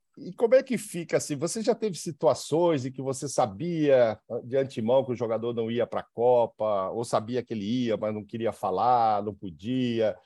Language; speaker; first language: Portuguese; native; Portuguese